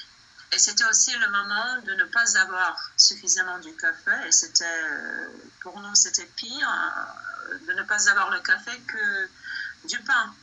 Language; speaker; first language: French; non-native, fluent; Bosnian